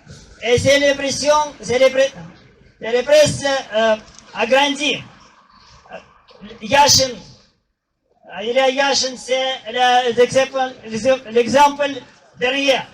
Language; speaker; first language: French; non-native, learner; Russian